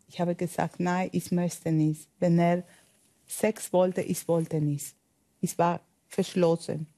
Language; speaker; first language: German; non-native, learner; Spanish